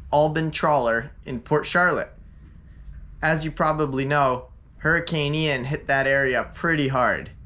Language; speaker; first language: English; native; English